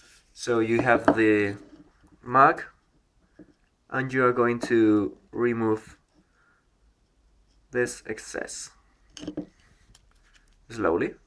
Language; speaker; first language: English; non-native, learner; Spanish